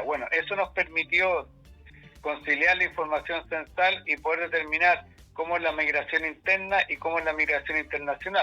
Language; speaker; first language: Spanish; native; Spanish